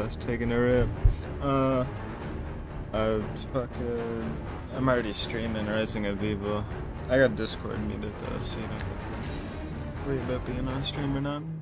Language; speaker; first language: English; native; English